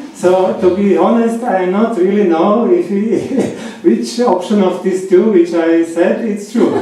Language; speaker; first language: English; non-native, fluent; Slovak